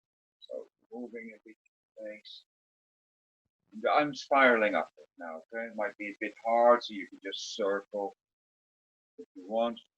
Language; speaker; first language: English; native; English